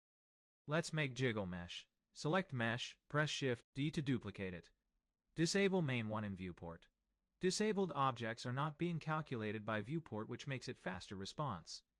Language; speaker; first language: English; non-native, fluent; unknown